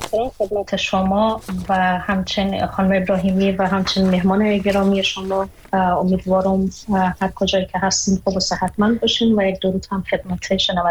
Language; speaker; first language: Persian; native; Persian